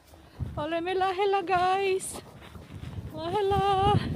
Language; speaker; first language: Finnish; non-native, learner; Filipino